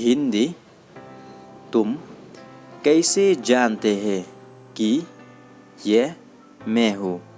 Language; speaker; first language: Hindi; non-native, learner; Khasi